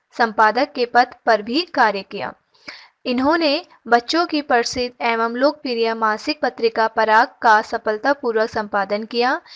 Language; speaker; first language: Hindi; native; Hindi